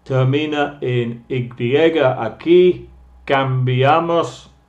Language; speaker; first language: Spanish; non-native, fluent; English